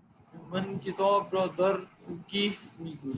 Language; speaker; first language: Persian; non-native, learner; Urdu